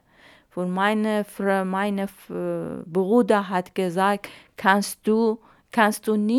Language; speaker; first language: German; non-native, learner; Arabic